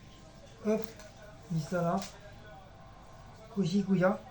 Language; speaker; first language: French; native; French